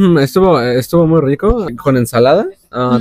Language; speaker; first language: Spanish; native; Spanish